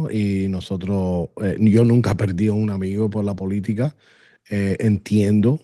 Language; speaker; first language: Spanish; early bilingual, other home language; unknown